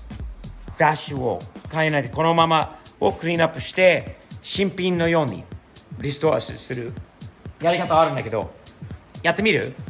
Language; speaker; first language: Japanese; native; Japanese